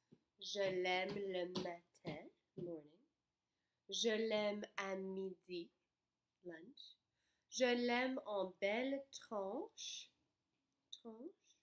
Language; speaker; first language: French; non-native, fluent; English